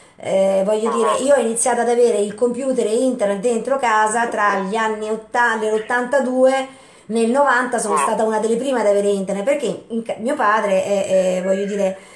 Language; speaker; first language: Italian; native; Italian